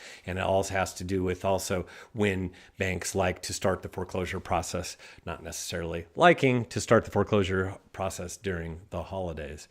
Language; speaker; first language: English; native; English